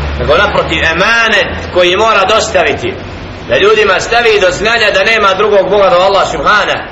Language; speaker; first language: Bosnian; native; Bosnian